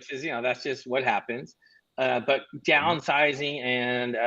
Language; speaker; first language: English; native; English